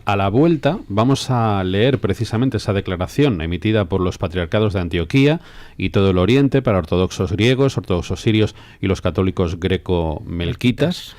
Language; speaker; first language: Spanish; native; Spanish